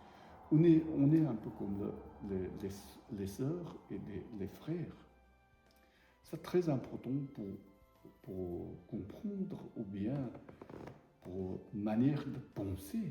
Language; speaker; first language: French; non-native, learner; Tibetan